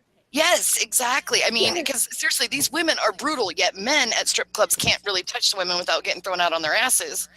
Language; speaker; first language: English; native; English